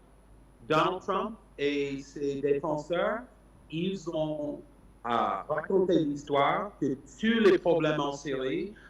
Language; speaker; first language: French; non-native, fluent; English